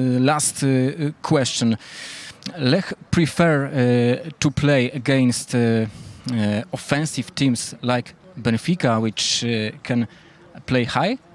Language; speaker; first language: English; non-native, fluent; Polish